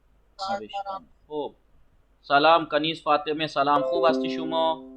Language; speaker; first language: Persian; non-native, fluent; Urdu